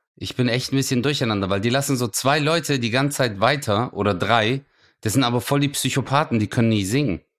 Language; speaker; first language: German; early bilingual, other home language; Turkish